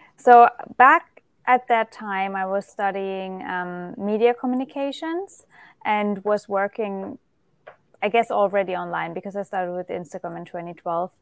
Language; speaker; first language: English; non-native, fluent; German